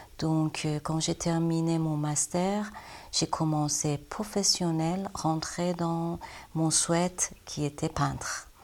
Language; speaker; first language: French; non-native, learner; Persian